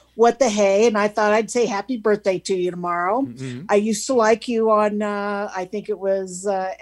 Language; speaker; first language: English; native; English